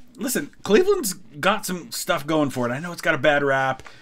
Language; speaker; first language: English; native; English